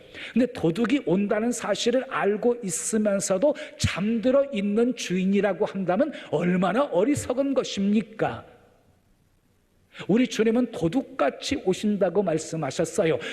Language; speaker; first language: Korean; native; Korean